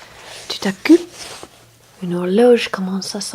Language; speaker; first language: French; non-native, learner; English